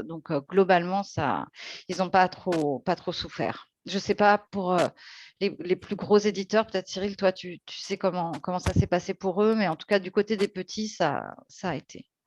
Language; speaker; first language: French; native; French